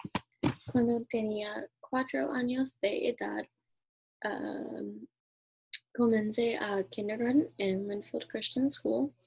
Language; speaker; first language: Spanish; non-native, learner; English